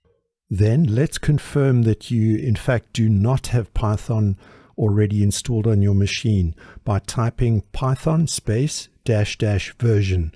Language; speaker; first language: English; native; English